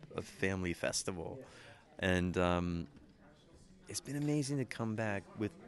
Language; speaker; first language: English; native; English